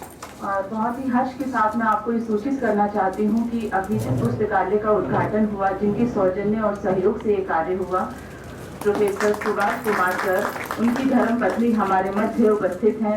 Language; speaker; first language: Hindi; native; Hindi